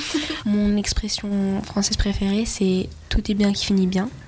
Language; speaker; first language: French; non-native, learner; Swedish